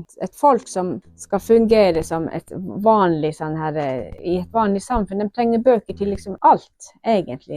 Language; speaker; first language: Norwegian; non-native, local second language; Northern Sami